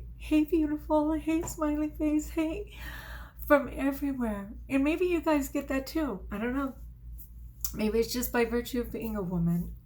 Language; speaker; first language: English; native; English